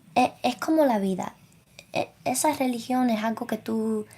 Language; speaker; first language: Spanish; early bilingual, other home language; English